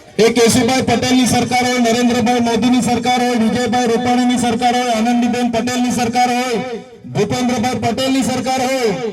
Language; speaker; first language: Gujarati; non-native, local second language; Bhili